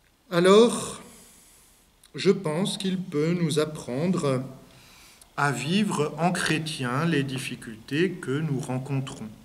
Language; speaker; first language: French; native; French